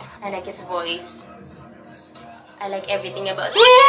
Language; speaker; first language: English; non-native, local second language; Filipino